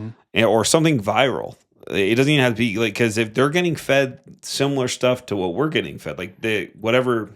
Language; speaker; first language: English; native; English